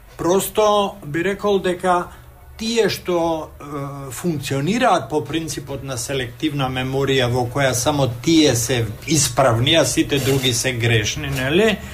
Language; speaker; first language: Macedonian; native; Macedonian